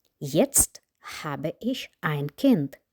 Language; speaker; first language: German; non-native, fluent; Ukrainian